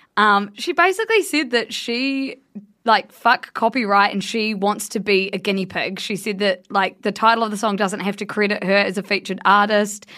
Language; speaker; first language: English; native; English